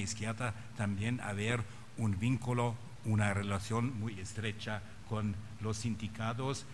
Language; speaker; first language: Spanish; non-native, fluent; German